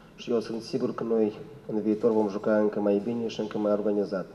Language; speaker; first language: Romanian; non-native, local second language; Russian